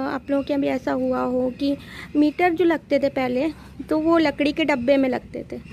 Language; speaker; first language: Hindi; native; Hindi